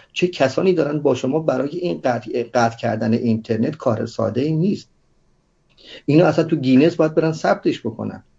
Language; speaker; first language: Persian; native; Persian